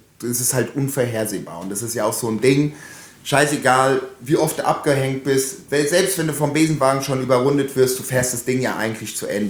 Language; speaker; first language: German; native; German